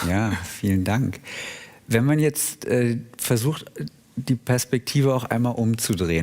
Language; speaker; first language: German; native; German